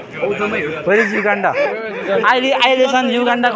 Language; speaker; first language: English; non-native, learner; Nepali